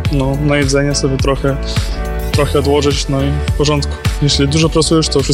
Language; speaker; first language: Polish; non-native, learner; Ukrainian